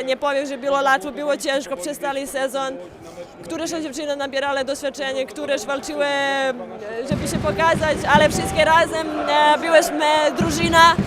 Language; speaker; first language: Polish; non-native, fluent; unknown